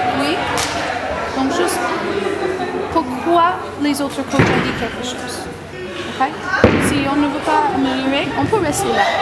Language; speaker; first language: French; non-native, learner; English